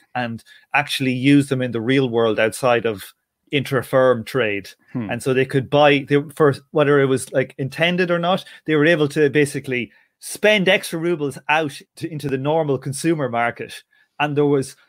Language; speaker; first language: English; native; English